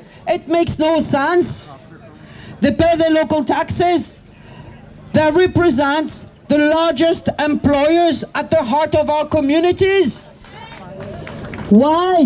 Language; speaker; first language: English; non-native, fluent; French